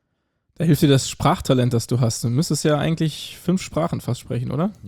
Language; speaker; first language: German; native; German